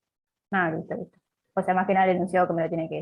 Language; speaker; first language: Spanish; native; Spanish